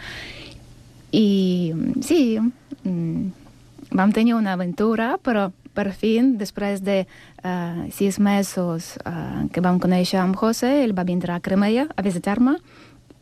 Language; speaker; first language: Catalan; non-native, learner; Russian